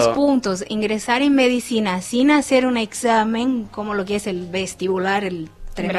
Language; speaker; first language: Spanish; non-native, fluent; Portuguese